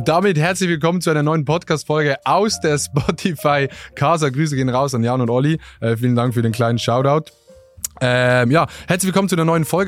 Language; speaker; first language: German; native; German